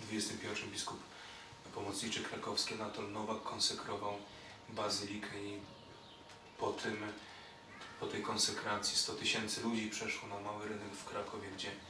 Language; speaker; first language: Polish; native; Polish